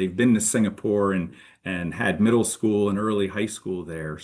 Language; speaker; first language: English; native; English